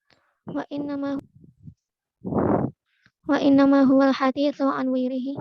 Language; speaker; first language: Arabic; non-native, learner; Indonesian